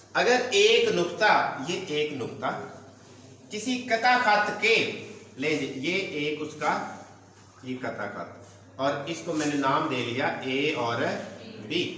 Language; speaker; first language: Urdu; non-native, local second language; Punjabi